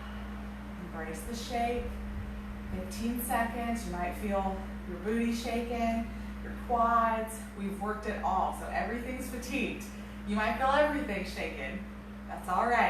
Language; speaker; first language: English; native; English